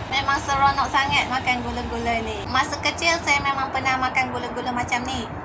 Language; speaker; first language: Malay; non-native, local second language; Chinese